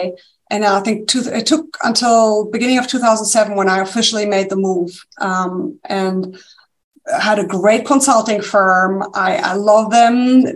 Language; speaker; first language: English; non-native, fluent; German